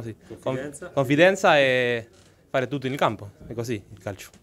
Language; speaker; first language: Italian; non-native, learner; Spanish